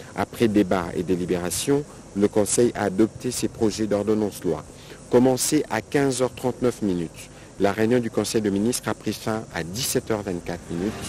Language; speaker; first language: French; non-native, local second language; Lingala